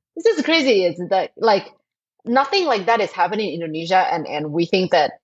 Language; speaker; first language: English; non-native, fluent; Thai